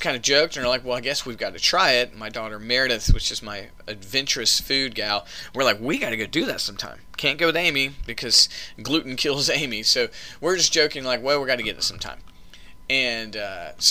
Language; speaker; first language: English; native; English